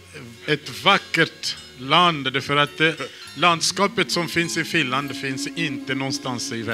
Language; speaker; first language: Swedish; non-native, fluent; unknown